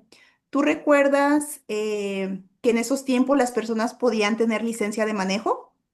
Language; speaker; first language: Spanish; native; Spanish